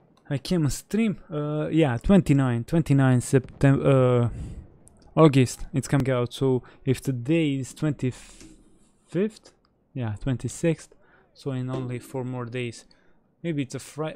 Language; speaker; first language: English; non-native, fluent; Bosnian